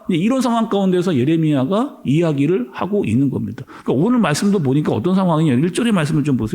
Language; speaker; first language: Korean; native; Korean